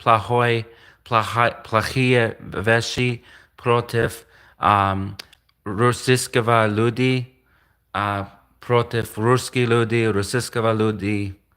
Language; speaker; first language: Russian; non-native, learner; English